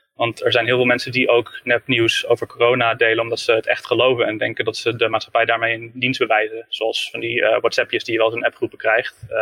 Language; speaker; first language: Dutch; native; Dutch